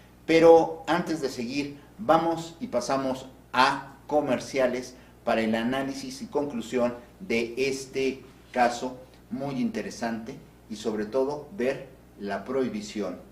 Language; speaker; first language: Spanish; native; Spanish